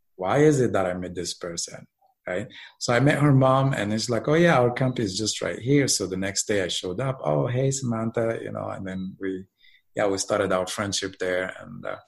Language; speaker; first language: English; non-native, fluent; Arabic